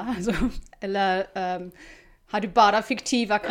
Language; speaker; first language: Swedish; non-native, fluent; German